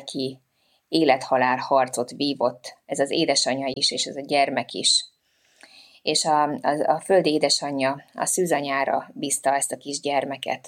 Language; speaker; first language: Hungarian; native; Hungarian